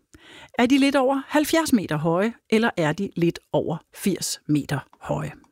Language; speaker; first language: Danish; native; Danish